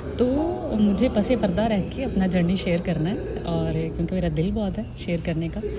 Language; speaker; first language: Urdu; non-native, local second language; Punjabi